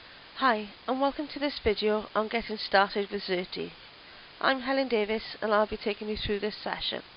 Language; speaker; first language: English; native; English